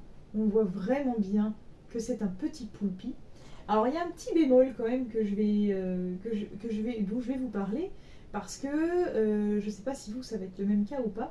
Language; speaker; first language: French; native; French